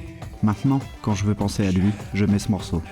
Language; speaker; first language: French; native; French